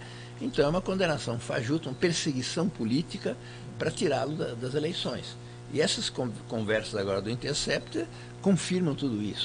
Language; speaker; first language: Portuguese; native; Portuguese